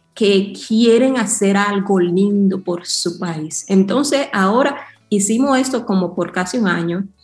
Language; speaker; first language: Spanish; early bilingual, heritage; Spanish